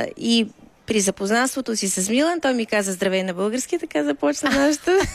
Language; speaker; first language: Bulgarian; native; Bulgarian